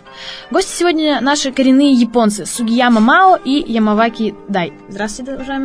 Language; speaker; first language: Russian; native; Russian